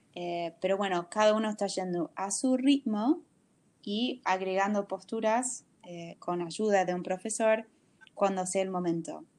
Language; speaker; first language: Spanish; non-native, fluent; English